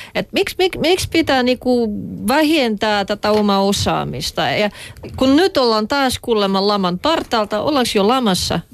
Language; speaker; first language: Finnish; non-native, fluent; Russian